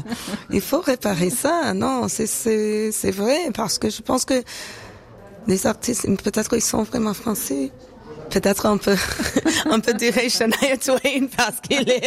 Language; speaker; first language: French; non-native, local second language; English